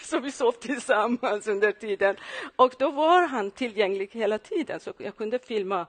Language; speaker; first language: Swedish; non-native, fluent; Persian